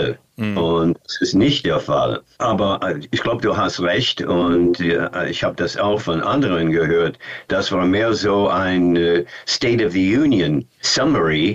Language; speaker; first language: German; non-native, fluent; English